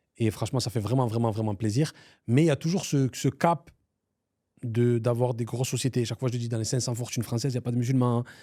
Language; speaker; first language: French; early bilingual, other home language; Arabic